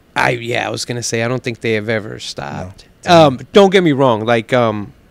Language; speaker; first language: English; native; English